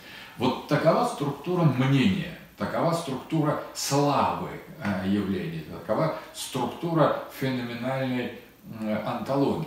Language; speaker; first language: Russian; native; Russian